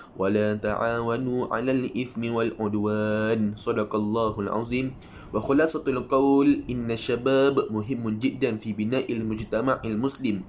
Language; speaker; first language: Arabic; non-native, learner; Malay